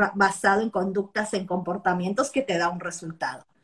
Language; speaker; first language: Spanish; native; Spanish